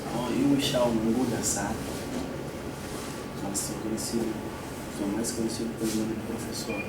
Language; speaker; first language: Portuguese; non-native, fluent; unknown